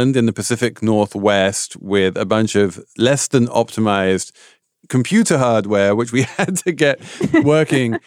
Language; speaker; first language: English; native; English